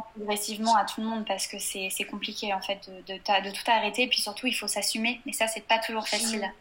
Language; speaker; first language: French; native; French